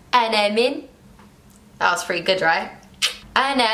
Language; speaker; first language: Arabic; non-native, learner; English